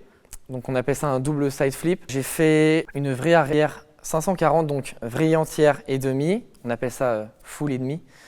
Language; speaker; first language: French; native; French